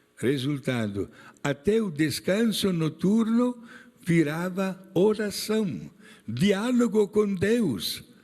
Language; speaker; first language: Portuguese; non-native, fluent; Italian